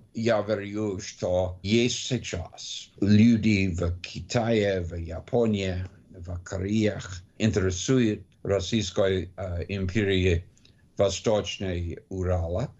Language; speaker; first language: Russian; non-native, learner; English